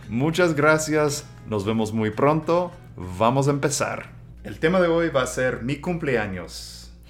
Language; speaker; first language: Spanish; non-native, fluent; English